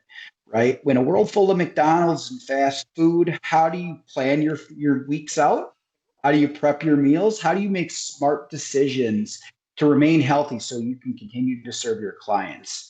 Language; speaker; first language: English; native; English